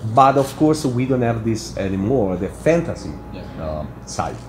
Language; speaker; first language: English; non-native, fluent; Italian